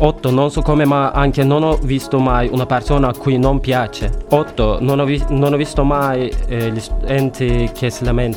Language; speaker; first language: Italian; non-native, learner; Turkish